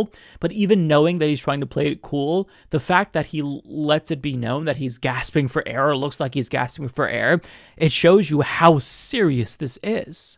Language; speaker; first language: English; native; English